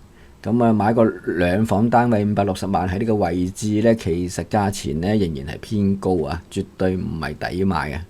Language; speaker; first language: Cantonese; native; Cantonese